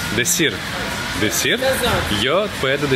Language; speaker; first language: Spanish; non-native, learner; Russian